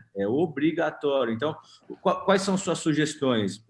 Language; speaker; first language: Portuguese; native; Portuguese